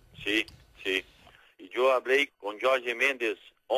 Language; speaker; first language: Spanish; non-native, fluent; Portuguese